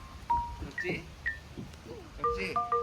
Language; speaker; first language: Japanese; native; Japanese